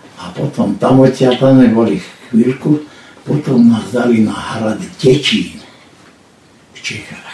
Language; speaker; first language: Slovak; non-native, local second language; Hungarian